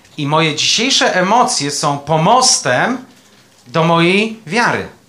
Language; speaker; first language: Polish; native; Polish